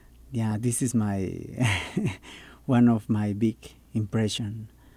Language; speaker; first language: English; non-native, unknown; Spanish